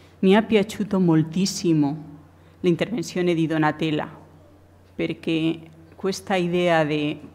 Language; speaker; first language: Italian; non-native, learner; Spanish